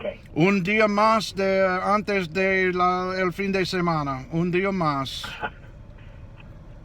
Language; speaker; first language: Spanish; non-native, learner; English